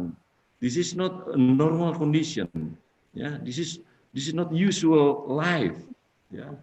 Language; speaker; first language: English; non-native, fluent; Indonesian